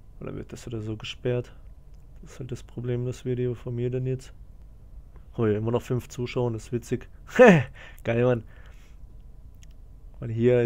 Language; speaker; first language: German; native; German